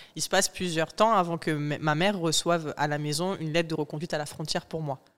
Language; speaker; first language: French; native; French